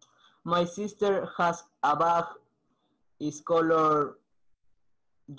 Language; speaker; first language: English; non-native, learner; Spanish